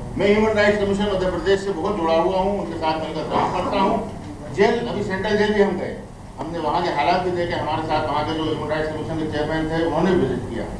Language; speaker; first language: Hindi; native; Hindi